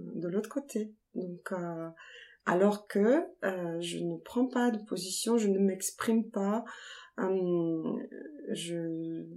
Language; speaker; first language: French; non-native, fluent; Ukrainian